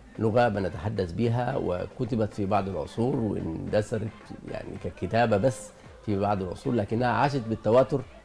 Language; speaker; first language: Egyptian Arabic; non-native, local second language; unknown